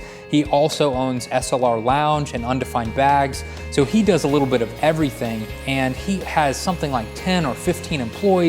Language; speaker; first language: English; native; English